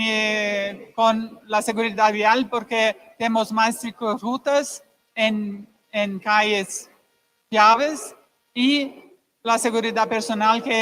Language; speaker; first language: Spanish; non-native, fluent; Portuguese